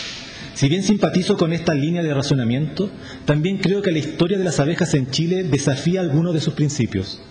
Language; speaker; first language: Spanish; native; Spanish